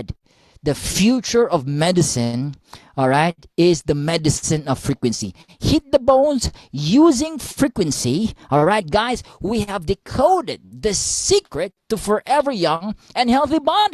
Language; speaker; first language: English; non-native, local second language; Filipino